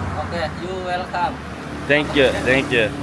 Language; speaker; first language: English; non-native, learner; Turkish